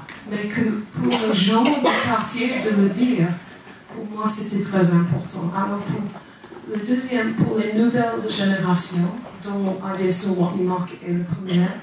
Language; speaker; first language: French; non-native, fluent; English